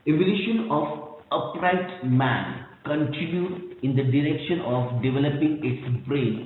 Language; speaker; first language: English; non-native, local second language; Marathi